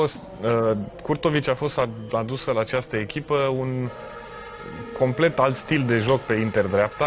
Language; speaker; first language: Romanian; native; Romanian